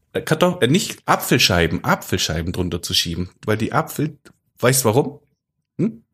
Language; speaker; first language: German; native; German